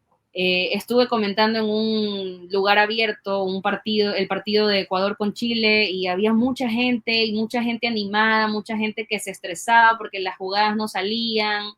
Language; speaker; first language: Spanish; native; Spanish